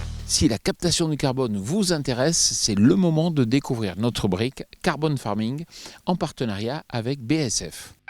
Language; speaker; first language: French; native; French